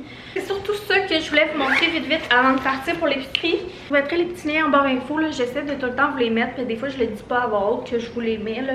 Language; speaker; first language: French; native; French